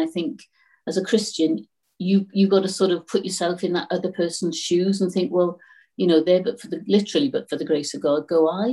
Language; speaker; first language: English; native; English